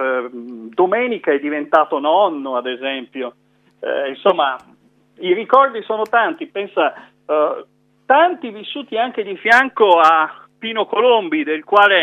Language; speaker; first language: Italian; native; Italian